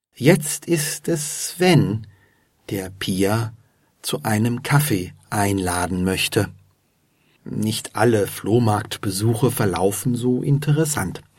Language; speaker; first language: German; native; German